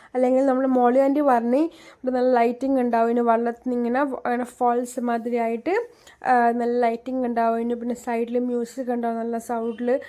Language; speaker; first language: Malayalam; early bilingual, heritage; Malayalam